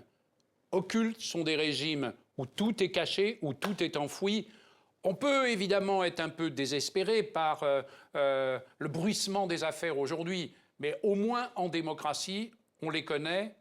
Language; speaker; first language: French; native; French